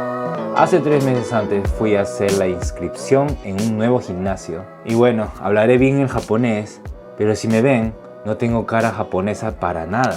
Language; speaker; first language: Spanish; native; Spanish